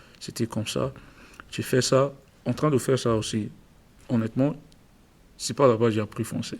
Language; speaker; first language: French; non-native, learner; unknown